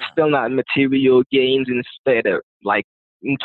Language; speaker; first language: English; non-native, fluent; Haitian Creole